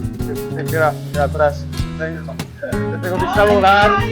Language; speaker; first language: Spanish; early bilingual, other home language; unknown